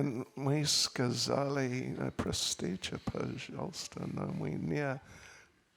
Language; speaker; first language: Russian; non-native, learner; English